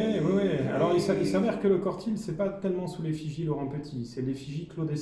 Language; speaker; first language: French; native; French